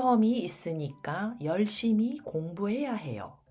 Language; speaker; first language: Korean; early bilingual, heritage; Japanese